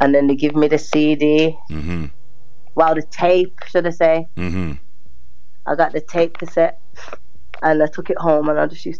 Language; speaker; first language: English; native; English